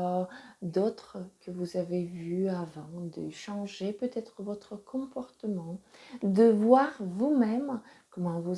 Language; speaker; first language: French; non-native, fluent; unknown